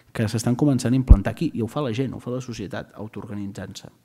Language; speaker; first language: Catalan; native; Catalan